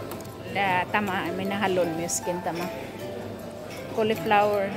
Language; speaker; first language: Finnish; non-native, learner; Filipino